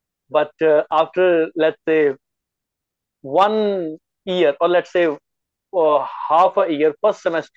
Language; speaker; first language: English; non-native, local second language; Punjabi